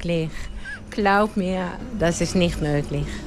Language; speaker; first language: German; non-native, learner; Dutch